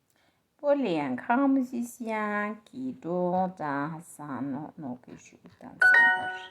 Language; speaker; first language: French; non-native, learner; Spanish